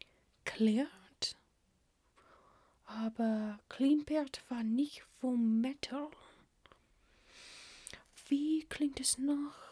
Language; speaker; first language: German; non-native, learner; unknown